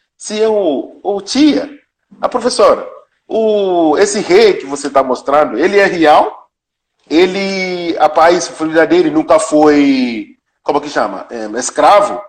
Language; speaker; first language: Portuguese; non-native, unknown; Yoruba